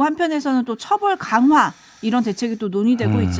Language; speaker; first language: Korean; native; Korean